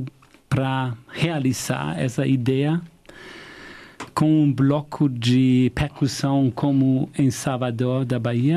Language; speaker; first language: Portuguese; non-native, fluent; German